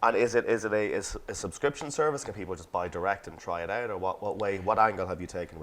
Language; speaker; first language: English; native; English